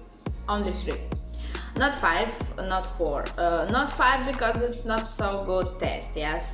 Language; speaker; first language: English; non-native, learner; Russian